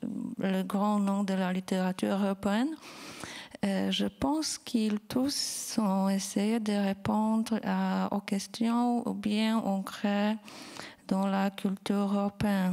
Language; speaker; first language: French; non-native, fluent; Polish